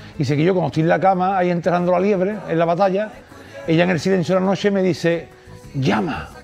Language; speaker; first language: Spanish; native; Spanish